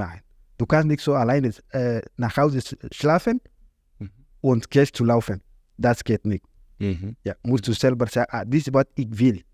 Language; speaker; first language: German; non-native, learner; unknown